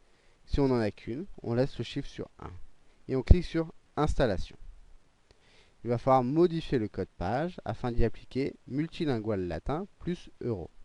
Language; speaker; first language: French; native; French